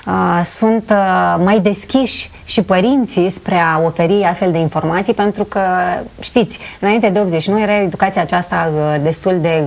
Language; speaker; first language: Romanian; native; Romanian